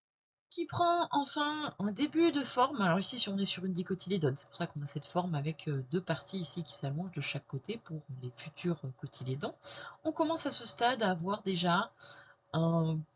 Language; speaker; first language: French; native; French